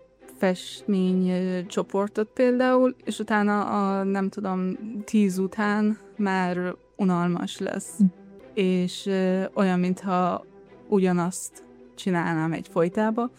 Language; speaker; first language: Hungarian; early bilingual, heritage; Hungarian